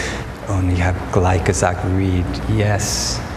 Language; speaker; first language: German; non-native, fluent; English